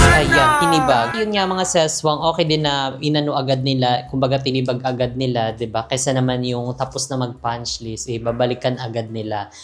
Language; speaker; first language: Filipino; non-native, local second language; Cebuano